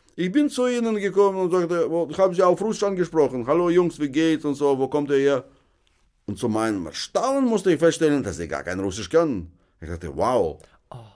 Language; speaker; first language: German; non-native, fluent; Russian